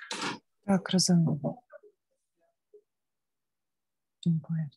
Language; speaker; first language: Polish; non-native, learner; Ukrainian